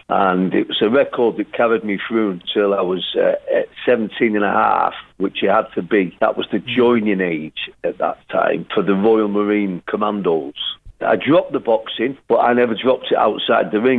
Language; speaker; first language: English; native; English